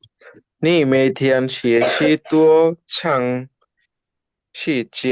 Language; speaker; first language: Chinese; non-native, learner; Bangla